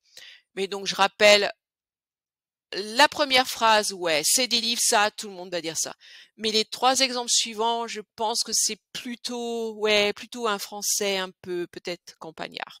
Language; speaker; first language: French; native; French